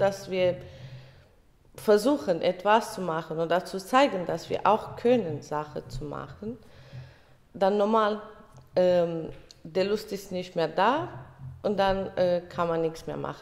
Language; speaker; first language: German; early bilingual, other home language; Romany